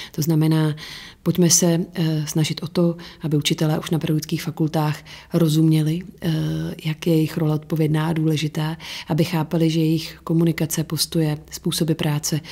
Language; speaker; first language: Czech; native; Czech